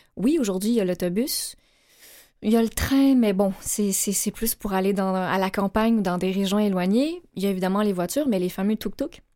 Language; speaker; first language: French; native; French